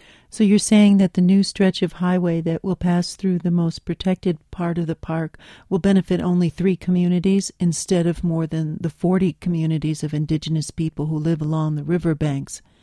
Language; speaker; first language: English; native; English